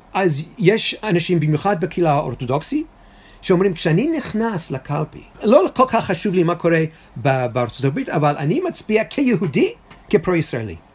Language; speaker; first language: Hebrew; non-native, fluent; English